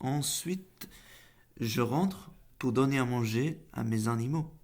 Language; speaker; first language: French; non-native, fluent; Faroese